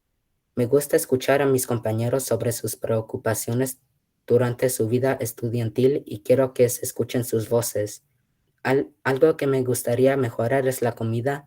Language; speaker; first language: Spanish; early bilingual, heritage; Spanish